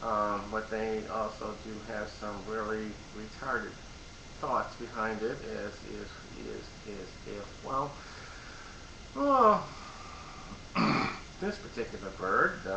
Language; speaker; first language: English; native; English